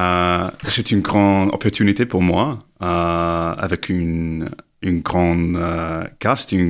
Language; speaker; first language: French; non-native, learner; English